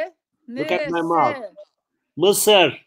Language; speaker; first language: English; non-native, fluent; Turkish